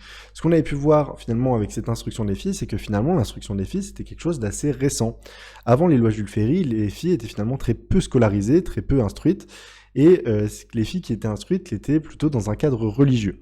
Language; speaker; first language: French; native; French